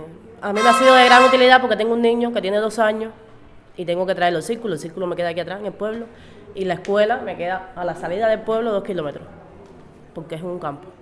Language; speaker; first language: Spanish; native; Spanish